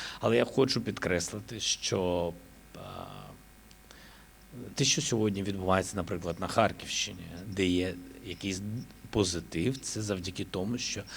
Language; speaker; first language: Ukrainian; native; Ukrainian